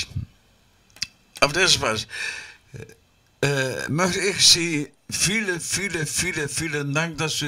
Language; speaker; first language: German; non-native, learner; Dutch